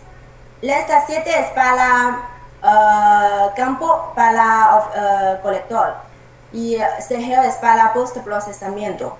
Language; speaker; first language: Spanish; non-native, learner; Chinese